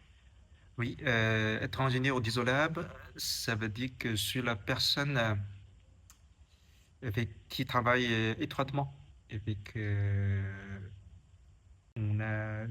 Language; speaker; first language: French; non-native, fluent; Chinese